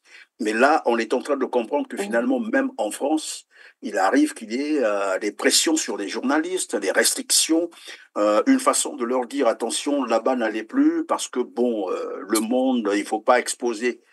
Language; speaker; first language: French; native; French